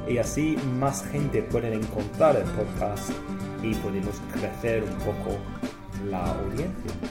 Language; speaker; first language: Spanish; non-native, learner; English